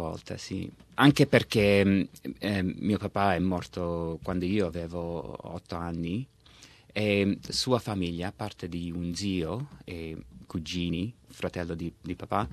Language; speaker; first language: Italian; early bilingual, heritage; Italian